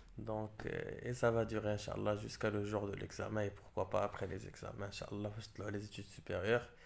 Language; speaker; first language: French; non-native, local second language; Arabic